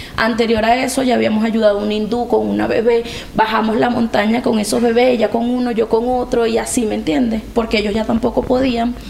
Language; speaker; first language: Spanish; native; Spanish